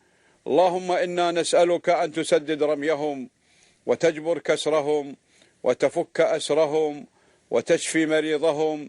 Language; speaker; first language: Arabic; native; Arabic